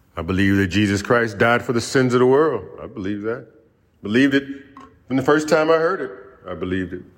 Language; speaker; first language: English; native; English